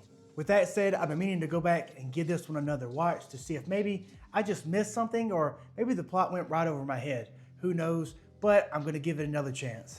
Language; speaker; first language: English; native; English